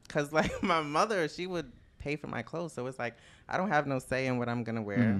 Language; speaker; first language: English; native; English